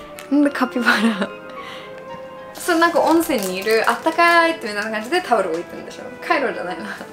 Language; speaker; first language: Japanese; non-native, fluent; English